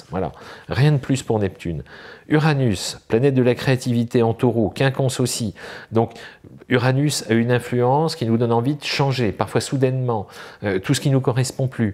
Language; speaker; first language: French; native; French